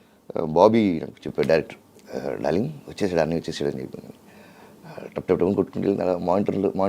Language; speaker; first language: Telugu; native; Telugu